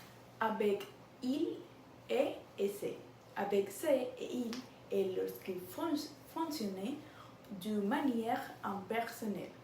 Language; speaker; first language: French; non-native, learner; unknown